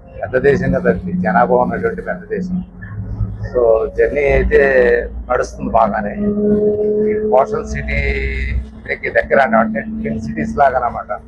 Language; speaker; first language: Telugu; native; Telugu